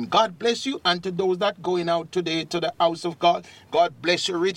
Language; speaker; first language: English; native; English